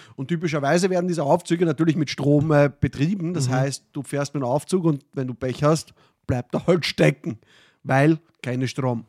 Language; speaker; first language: German; early bilingual, other home language; Arabic